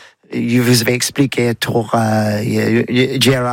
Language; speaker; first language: French; non-native, learner; English